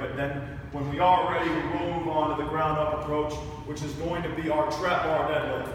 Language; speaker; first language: English; native; English